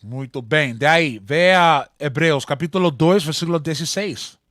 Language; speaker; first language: Portuguese; non-native, learner; Spanish